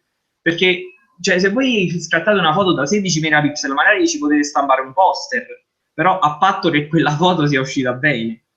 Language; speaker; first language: Italian; native; Italian